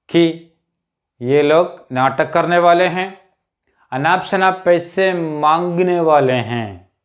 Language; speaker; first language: Hindi; non-native, local second language; Malayalam